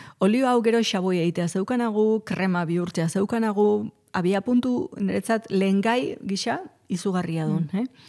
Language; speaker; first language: Basque; native; Basque